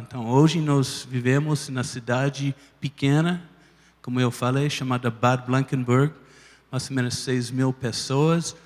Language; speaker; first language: Portuguese; non-native, fluent; English